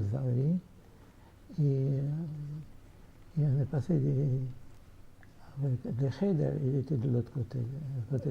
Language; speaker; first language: French; non-native, fluent; Yiddish